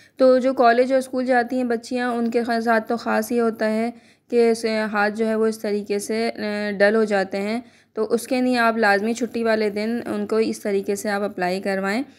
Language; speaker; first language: Hindi; native; Hindi